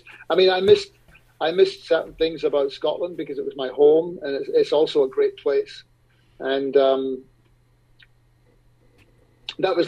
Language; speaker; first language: English; native; English